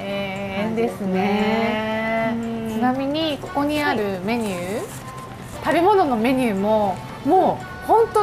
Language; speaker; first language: Japanese; native; Japanese